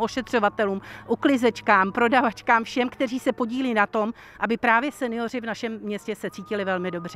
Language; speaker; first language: Czech; native; Czech